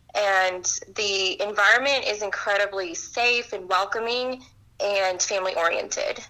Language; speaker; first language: English; native; English